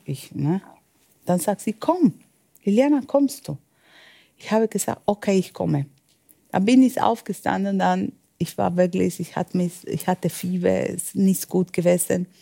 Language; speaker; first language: German; non-native, fluent; Spanish